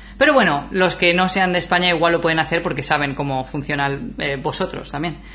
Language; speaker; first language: Spanish; native; Spanish